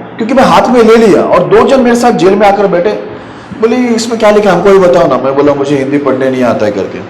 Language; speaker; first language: Hindi; non-native, local second language; Marathi